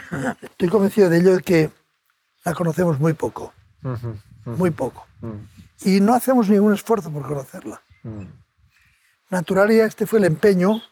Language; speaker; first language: Spanish; native; Spanish